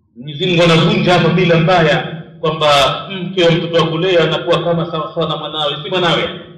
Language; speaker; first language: Swahili; native; Swahili